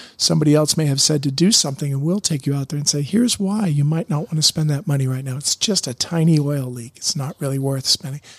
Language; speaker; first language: English; native; English